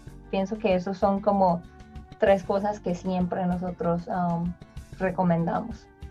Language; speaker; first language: Spanish; native; Spanish